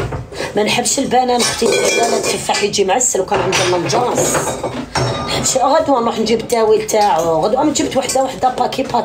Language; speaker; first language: Arabic; native; Arabic